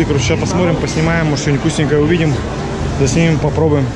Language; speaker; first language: Russian; native; Russian